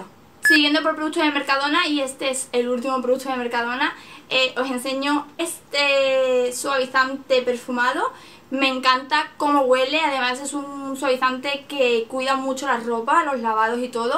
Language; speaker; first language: Spanish; native; Spanish